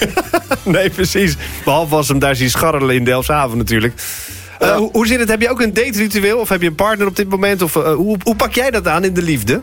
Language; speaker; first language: Dutch; native; Dutch